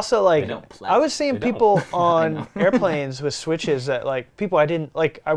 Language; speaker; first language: English; native; English